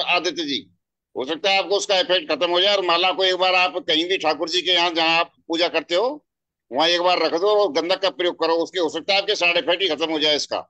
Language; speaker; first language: Hindi; native; Hindi